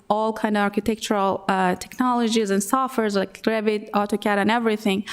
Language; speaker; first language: English; non-native, fluent; Persian